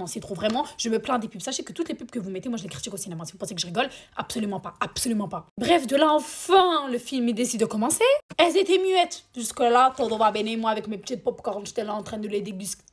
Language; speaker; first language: French; native; French